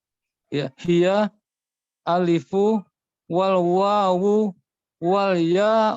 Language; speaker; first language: Arabic; non-native, learner; Indonesian